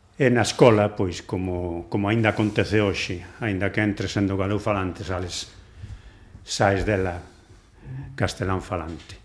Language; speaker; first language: Galician; non-native, local second language; Spanish